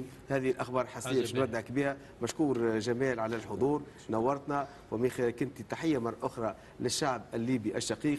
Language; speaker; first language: Arabic; native; Arabic